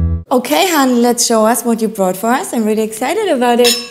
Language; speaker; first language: English; non-native, fluent; German